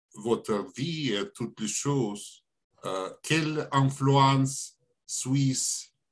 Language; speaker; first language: French; non-native, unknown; Russian